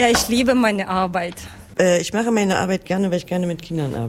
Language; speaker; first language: German; non-native, learner; Ukrainian